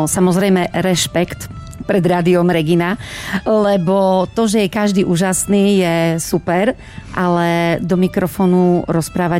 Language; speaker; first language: Slovak; native; Slovak